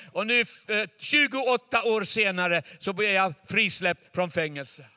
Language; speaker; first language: Swedish; non-native, fluent; Chinese